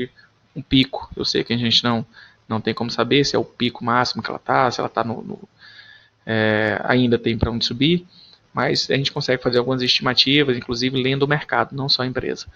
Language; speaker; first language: Portuguese; native; Portuguese